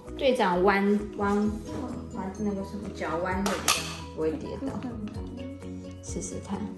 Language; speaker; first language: Chinese; native; Chinese